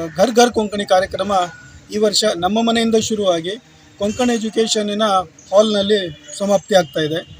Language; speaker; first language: Kannada; non-native, local second language; Konkani